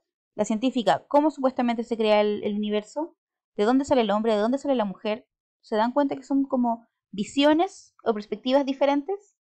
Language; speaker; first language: Spanish; native; Spanish